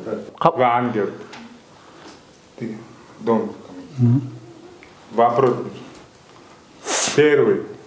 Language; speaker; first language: Russian; non-native, learner; Kyrgyz